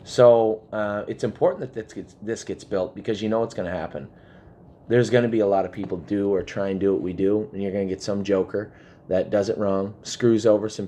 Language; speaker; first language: English; native; English